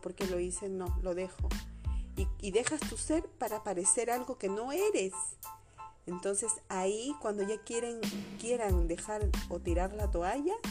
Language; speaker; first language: Spanish; native; Spanish